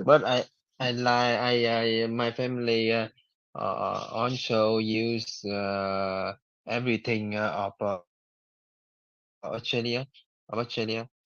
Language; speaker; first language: English; non-native, learner; Vietnamese